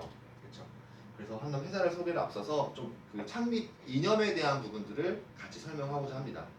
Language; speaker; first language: Korean; native; Korean